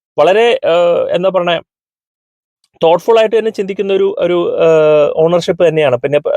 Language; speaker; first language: Malayalam; native; Malayalam